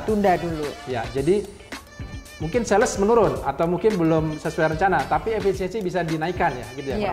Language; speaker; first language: Indonesian; native; Indonesian